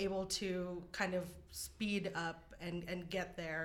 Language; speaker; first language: English; non-native, local second language; Filipino